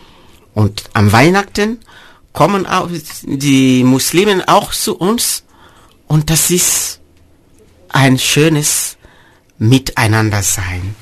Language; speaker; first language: German; non-native, fluent; Mossi